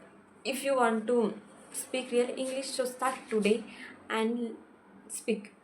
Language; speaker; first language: English; non-native, local second language; Hindi